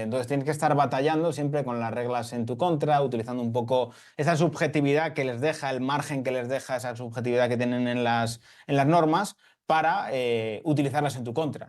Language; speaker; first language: Spanish; native; Spanish